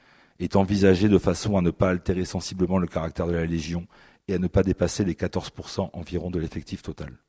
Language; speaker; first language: French; native; French